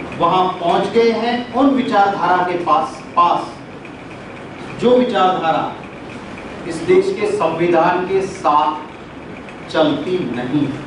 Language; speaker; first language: Hindi; non-native, local second language; Gujarati